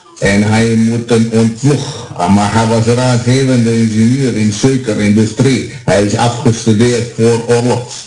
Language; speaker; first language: Dutch; non-native, learner; Croatian